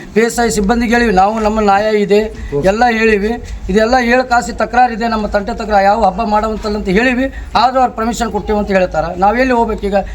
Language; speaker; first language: Kannada; non-native, local second language; Lambadi